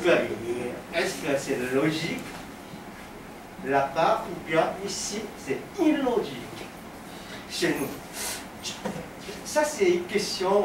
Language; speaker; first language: French; non-native, learner; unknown